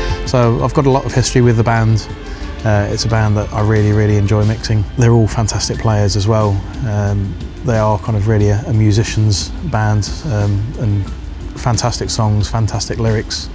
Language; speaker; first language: English; native; English